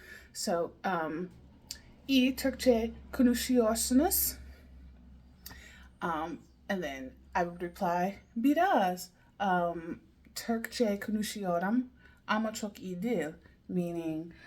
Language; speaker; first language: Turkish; non-native, learner; English